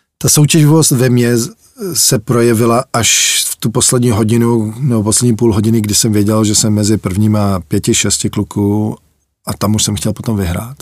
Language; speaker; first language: Czech; early bilingual, heritage; Czech